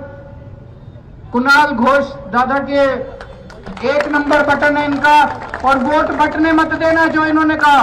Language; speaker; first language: Hindi; native; Hindi